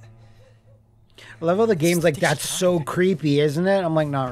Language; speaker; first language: English; native; English